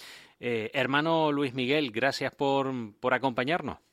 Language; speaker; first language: Spanish; native; Spanish